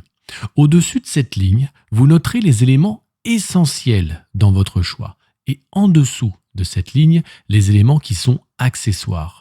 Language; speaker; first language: French; native; French